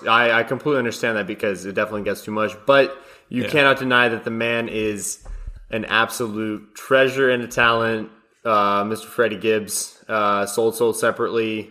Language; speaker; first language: English; early bilingual, other home language; Russian